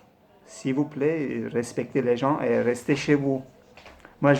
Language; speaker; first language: French; non-native, fluent; Turkish